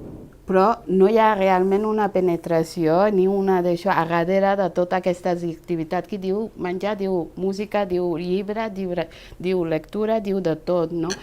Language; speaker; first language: Catalan; non-native, fluent; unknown